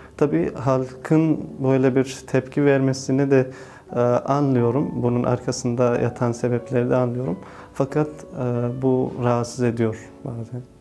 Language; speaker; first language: Turkish; non-native, fluent; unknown